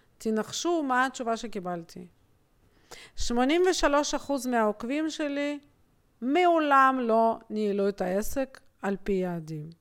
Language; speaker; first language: Hebrew; native; Hebrew